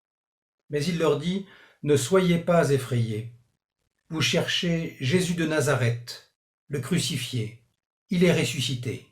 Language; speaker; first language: French; native; French